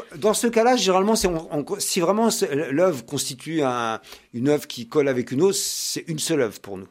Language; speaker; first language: French; native; French